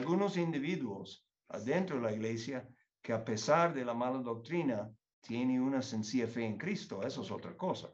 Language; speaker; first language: Spanish; non-native, fluent; English